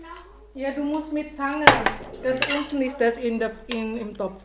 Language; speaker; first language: German; non-native, learner; Indonesian